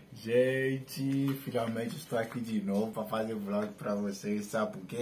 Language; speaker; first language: Portuguese; non-native, learner; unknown